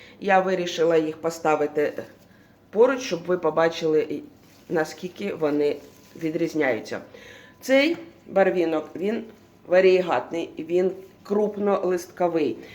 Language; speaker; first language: Ukrainian; non-native, local second language; Russian